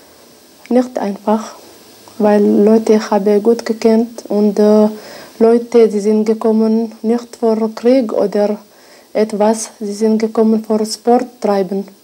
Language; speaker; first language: German; non-native, learner; Hebrew